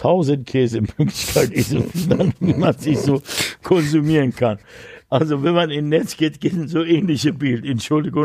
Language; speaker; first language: German; non-native, learner; Persian